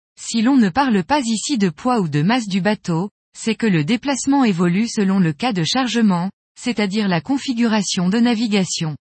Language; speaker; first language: French; native; French